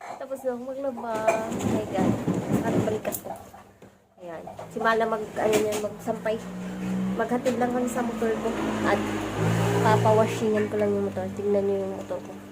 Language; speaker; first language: Filipino; non-native, local second language; Bikol